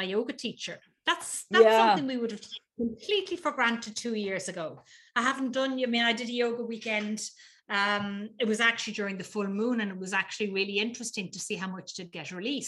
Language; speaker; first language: English; native; English